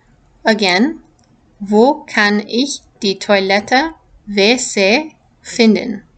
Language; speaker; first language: German; non-native, fluent; English